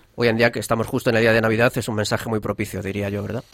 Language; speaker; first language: Spanish; native; Spanish